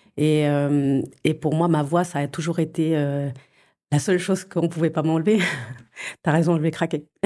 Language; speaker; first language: French; early bilingual, other home language; Portuguese